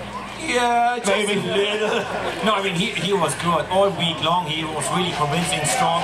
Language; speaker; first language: English; non-native, fluent; German